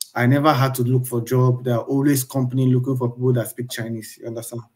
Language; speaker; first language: English; non-native, local second language; Igbo